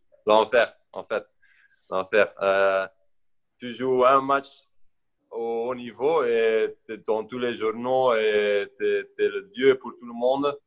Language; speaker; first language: French; non-native, local second language; Dutch